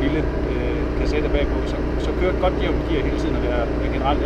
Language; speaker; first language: Danish; native; Danish